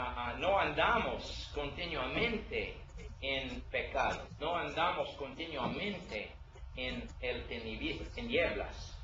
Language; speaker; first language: Spanish; non-native, learner; English